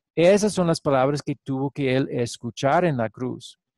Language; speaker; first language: Spanish; non-native, fluent; English